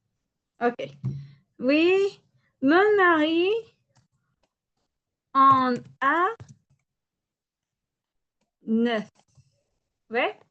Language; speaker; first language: French; non-native, learner; Spanish